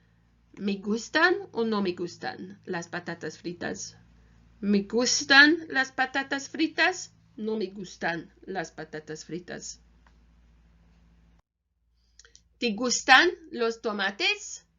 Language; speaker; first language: Spanish; non-native, learner; English